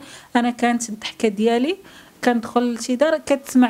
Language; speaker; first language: Arabic; native; Arabic